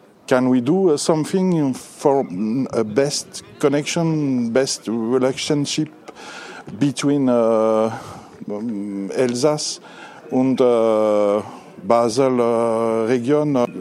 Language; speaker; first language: English; non-native, learner; French